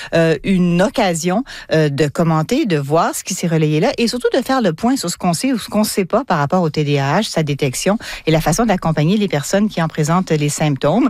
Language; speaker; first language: French; native; French